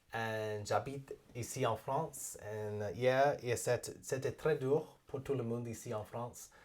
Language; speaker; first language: French; non-native, learner; English